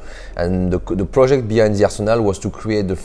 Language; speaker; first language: English; non-native, fluent; French